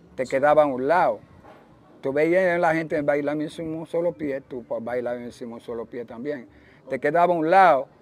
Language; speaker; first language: Spanish; early bilingual, other home language; Haitian Creole